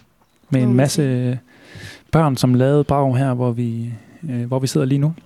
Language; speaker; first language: Danish; native; Danish